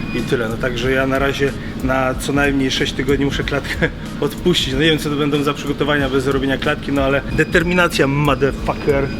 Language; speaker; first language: Polish; native; Polish